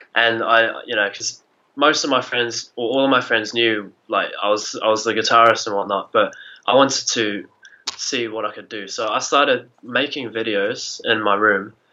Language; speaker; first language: English; native; English